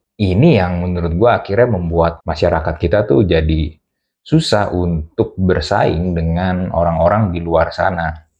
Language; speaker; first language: Indonesian; native; Indonesian